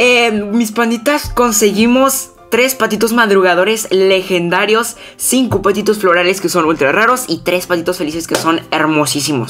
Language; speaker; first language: Spanish; native; Spanish